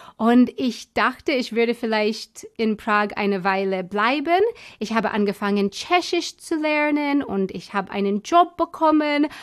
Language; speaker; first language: German; non-native, fluent; English